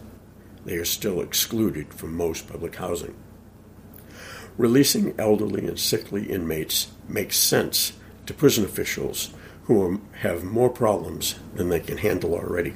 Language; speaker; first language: English; native; English